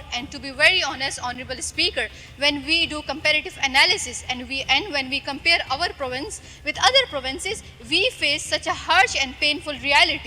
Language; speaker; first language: English; non-native, local second language; Pashto